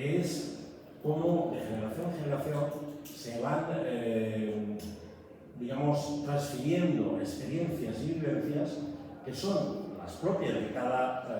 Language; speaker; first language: Spanish; native; Spanish